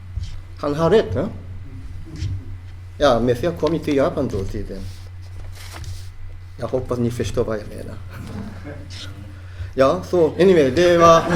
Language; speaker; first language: Swedish; non-native, fluent; Japanese